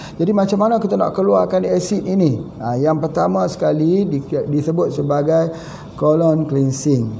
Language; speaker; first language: Malay; native; Malay